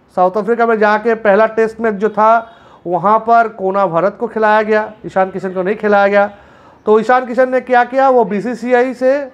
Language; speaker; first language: Hindi; non-native, local second language; Bangla